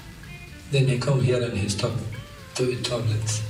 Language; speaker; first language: English; non-native, learner; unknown